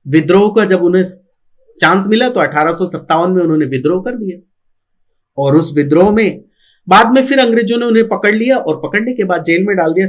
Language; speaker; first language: Hindi; non-native, local second language; Marathi